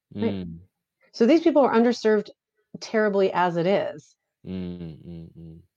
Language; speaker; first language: English; native; English